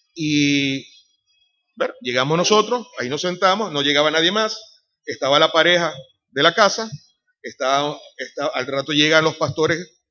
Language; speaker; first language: Spanish; native; Spanish